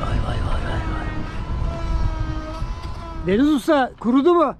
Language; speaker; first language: Turkish; native; Turkish